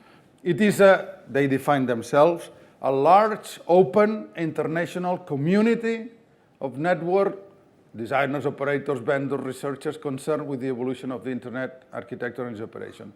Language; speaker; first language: English; non-native, fluent; Catalan